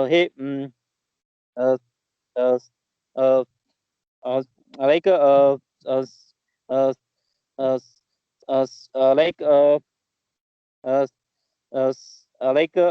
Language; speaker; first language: English; non-native, learner; Marathi